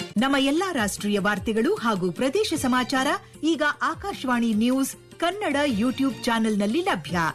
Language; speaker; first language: Kannada; native; Kannada